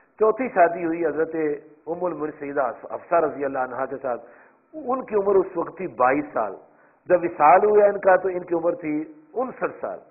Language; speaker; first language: Urdu; non-native, local second language; Punjabi